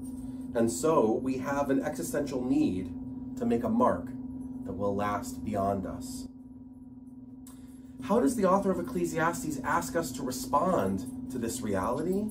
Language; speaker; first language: English; native; English